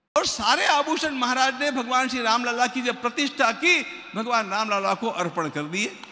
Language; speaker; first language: Hindi; non-native, local second language; Marathi